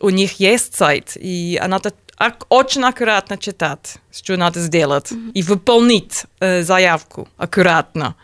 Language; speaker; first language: Russian; non-native, learner; English